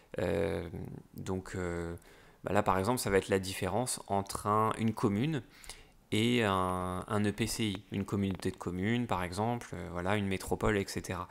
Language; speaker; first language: French; native; French